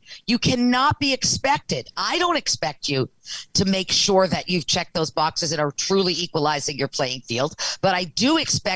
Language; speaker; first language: English; native; English